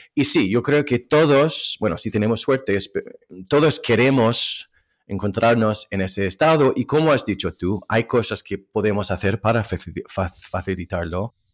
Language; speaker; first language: Spanish; non-native, fluent; English